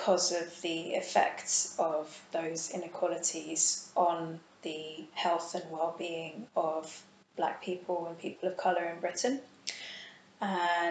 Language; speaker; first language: English; native; English